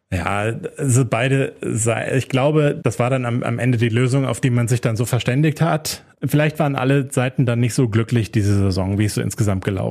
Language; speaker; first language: German; native; German